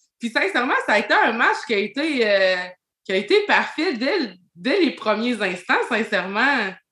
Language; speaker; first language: French; native; French